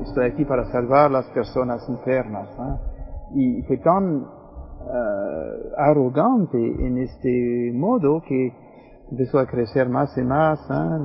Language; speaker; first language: Spanish; non-native, fluent; French